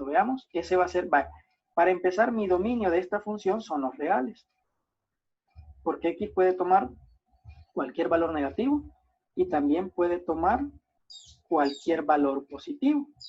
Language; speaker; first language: Spanish; native; Spanish